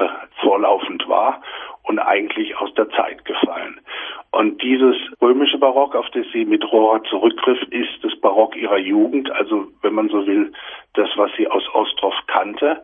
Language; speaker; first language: German; native; German